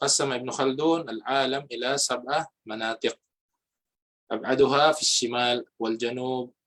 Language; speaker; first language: Arabic; non-native, fluent; Filipino